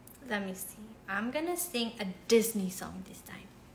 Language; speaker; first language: English; non-native, local second language; Filipino